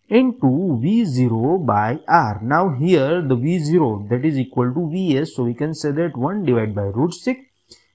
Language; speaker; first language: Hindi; non-native, local second language; Gujarati